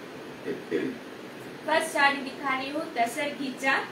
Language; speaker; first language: Hindi; non-native, local second language; Bangla